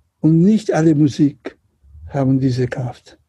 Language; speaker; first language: German; non-native, learner; Catalan